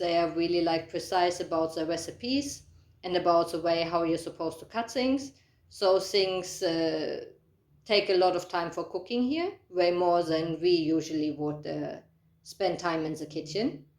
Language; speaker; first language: English; non-native, fluent; German